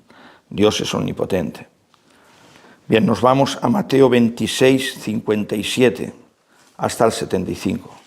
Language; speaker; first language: Spanish; native; Spanish